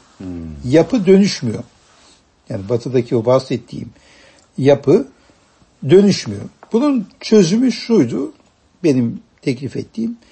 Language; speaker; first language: Turkish; native; Turkish